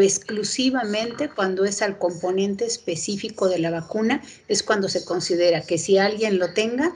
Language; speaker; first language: Spanish; native; Spanish